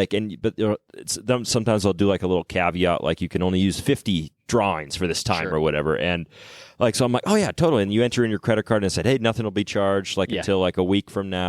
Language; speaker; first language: English; native; English